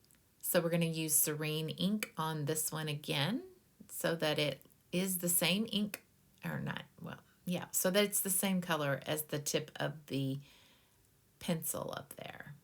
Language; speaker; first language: English; native; English